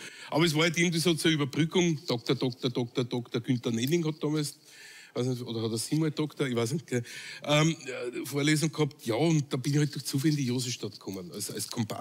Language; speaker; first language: German; native; German